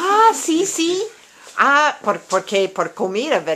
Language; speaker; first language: Spanish; non-native, learner; English